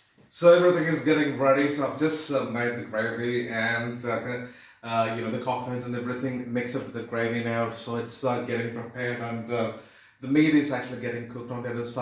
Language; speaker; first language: English; non-native, local second language; Malayalam